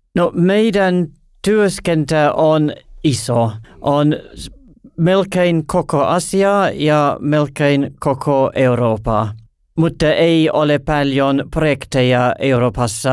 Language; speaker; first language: Finnish; non-native, learner; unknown